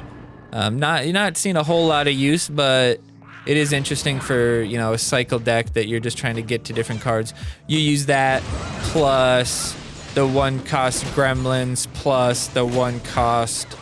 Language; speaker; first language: English; native; English